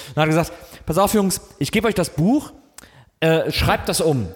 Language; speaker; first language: German; native; German